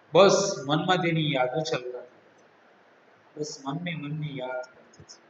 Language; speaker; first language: Hindi; non-native, local second language; Gujarati